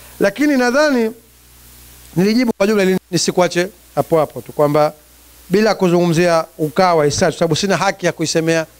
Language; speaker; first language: Swahili; native; Swahili